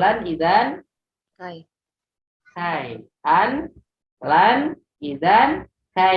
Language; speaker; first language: Arabic; non-native, fluent; Indonesian